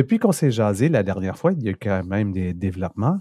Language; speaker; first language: French; native; French